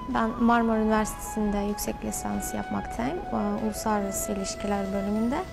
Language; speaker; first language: Turkish; non-native, fluent; Tatar